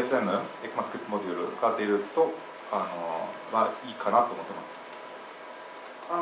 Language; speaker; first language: Japanese; non-native, fluent; English